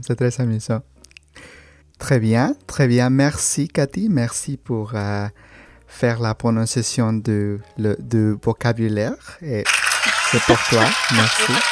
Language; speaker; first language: French; non-native, learner; Spanish